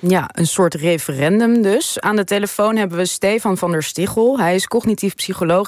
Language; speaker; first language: Dutch; native; Dutch